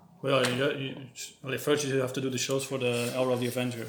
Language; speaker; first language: English; non-native, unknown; Dutch